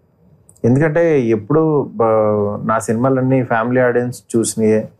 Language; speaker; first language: Telugu; native; Telugu